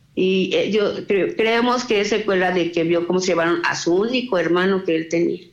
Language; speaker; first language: Spanish; native; Spanish